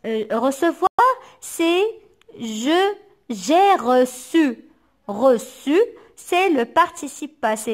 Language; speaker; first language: French; non-native, local second language; Arabic